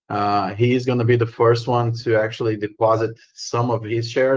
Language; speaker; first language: English; non-native, fluent; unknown